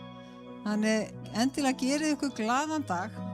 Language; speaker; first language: Icelandic; native; Icelandic